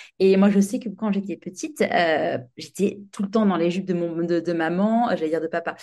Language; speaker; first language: French; native; French